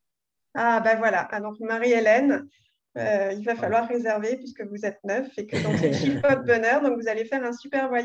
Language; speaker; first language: French; native; French